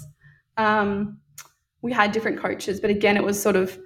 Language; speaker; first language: English; native; English